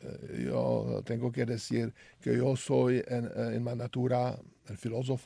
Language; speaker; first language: Spanish; non-native, learner; Czech